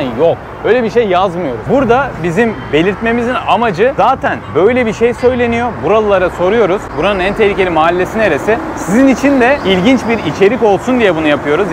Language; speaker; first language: Turkish; native; Turkish